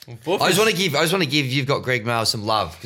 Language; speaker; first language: English; native; English